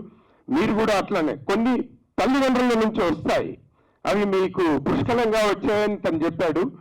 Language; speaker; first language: Telugu; native; Telugu